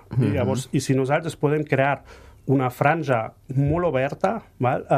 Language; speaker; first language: Catalan; non-native, fluent; German